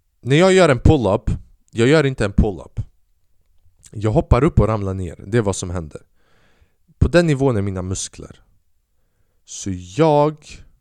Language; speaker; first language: Swedish; early bilingual, other home language; Albanian